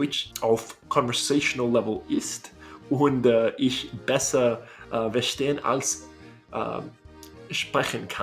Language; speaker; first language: German; non-native, learner; English